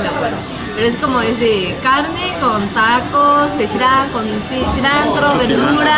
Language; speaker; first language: Spanish; non-native, fluent; Japanese